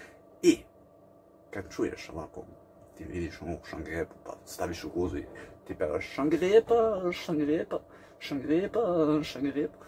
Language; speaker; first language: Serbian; early bilingual, heritage; English